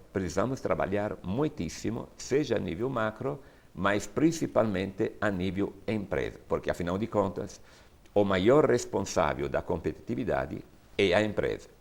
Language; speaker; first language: Portuguese; non-native, fluent; Italian